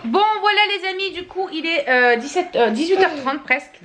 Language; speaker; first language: French; native; French